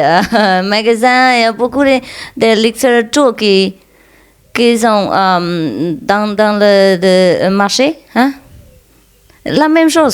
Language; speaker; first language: French; non-native, fluent; Vietnamese